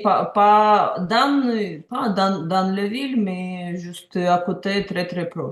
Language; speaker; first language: French; non-native, learner; Ukrainian